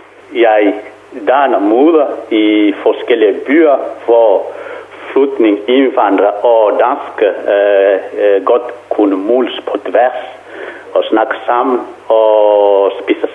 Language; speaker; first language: Danish; non-native, fluent; Kongo